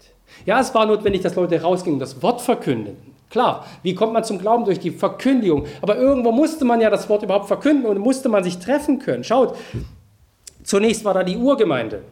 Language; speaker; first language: German; native; German